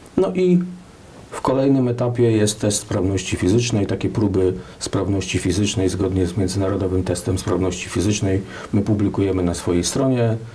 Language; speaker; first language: Polish; native; Polish